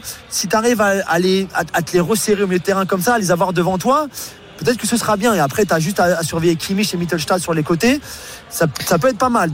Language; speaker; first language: French; non-native, fluent; English